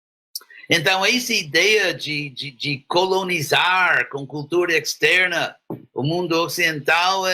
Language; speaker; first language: Portuguese; non-native, fluent; English